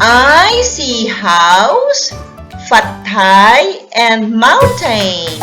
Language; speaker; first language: English; non-native, learner; Thai